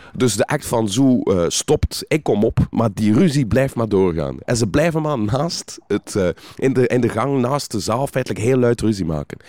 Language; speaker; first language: Dutch; native; Dutch